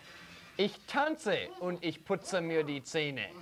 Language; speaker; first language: German; non-native, learner; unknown